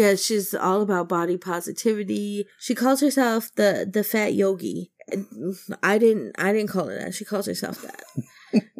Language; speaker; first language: English; native; English